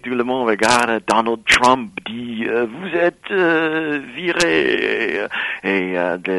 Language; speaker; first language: French; non-native, fluent; English